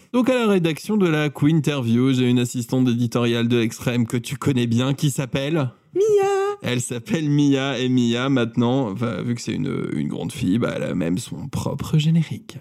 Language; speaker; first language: French; native; French